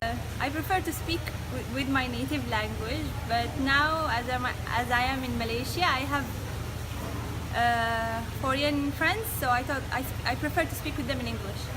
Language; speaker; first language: English; non-native, fluent; Arabic